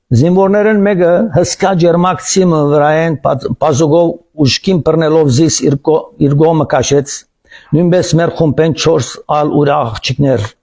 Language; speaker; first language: Armenian; early bilingual, heritage; Armenian